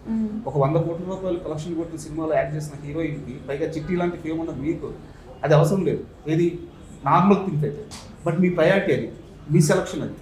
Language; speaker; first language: Telugu; native; Telugu